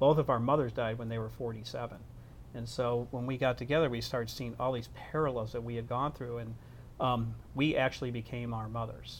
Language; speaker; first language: English; native; English